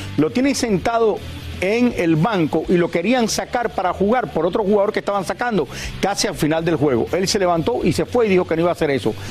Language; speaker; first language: Spanish; native; Spanish